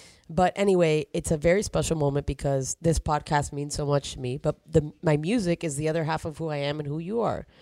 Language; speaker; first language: English; early bilingual, other home language; Spanish